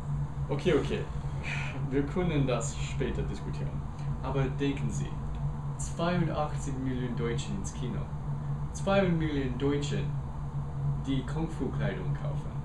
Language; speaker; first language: German; non-native, learner; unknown